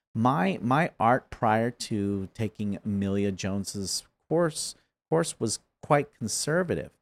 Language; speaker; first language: English; native; English